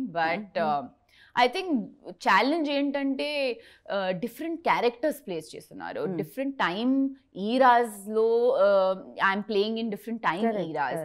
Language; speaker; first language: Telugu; non-native, learner; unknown